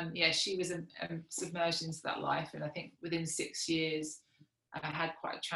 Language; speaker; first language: English; native; English